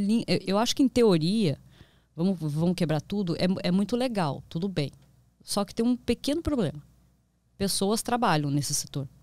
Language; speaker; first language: Portuguese; native; Portuguese